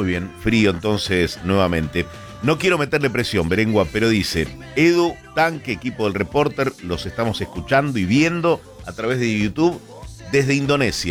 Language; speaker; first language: Spanish; native; Spanish